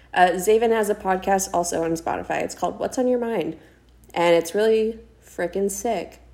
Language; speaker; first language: English; native; English